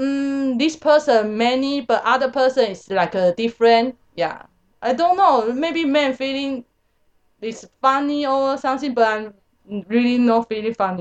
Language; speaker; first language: English; non-native, learner; Chinese